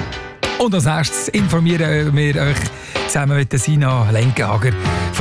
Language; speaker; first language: German; native; German